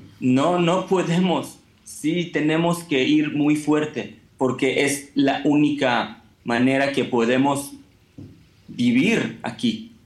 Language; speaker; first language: Spanish; non-native, learner; Hebrew